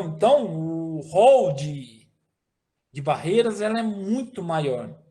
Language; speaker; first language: Portuguese; native; Portuguese